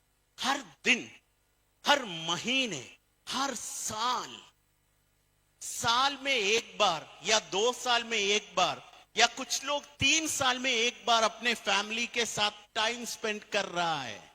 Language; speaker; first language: Hindi; non-native, fluent; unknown